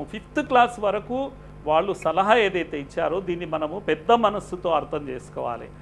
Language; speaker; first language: Telugu; native; Telugu